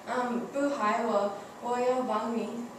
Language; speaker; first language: Chinese; non-native, learner; English